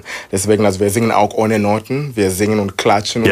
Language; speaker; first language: German; non-native, fluent; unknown